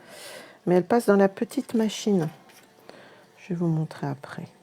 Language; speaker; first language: French; native; French